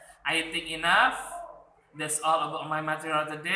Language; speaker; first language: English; non-native, learner; Indonesian